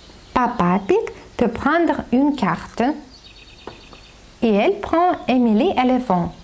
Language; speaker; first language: French; non-native, learner; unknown